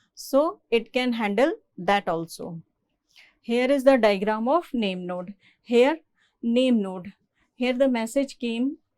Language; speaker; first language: English; non-native, local second language; Hindi